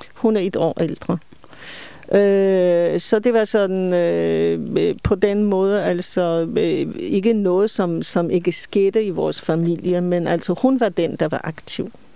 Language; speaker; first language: Danish; non-native, fluent; Polish